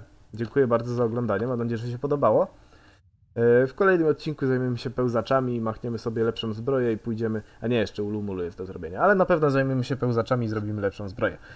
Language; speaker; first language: Polish; native; Polish